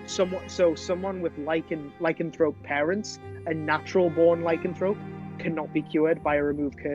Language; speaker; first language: English; native; English